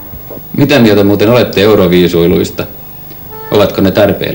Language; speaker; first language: Finnish; native; Finnish